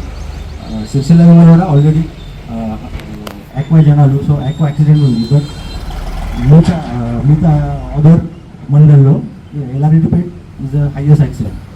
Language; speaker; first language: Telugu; non-native, learner; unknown